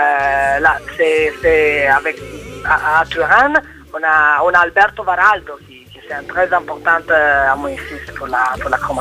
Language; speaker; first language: French; non-native, learner; Italian